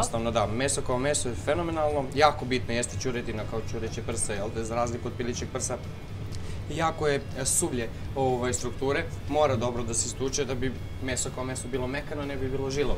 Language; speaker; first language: Serbian; native; Serbian